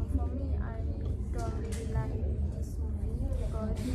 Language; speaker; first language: English; non-native, local second language; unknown